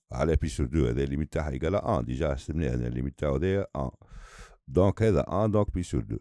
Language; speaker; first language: French; non-native, local second language; Arabic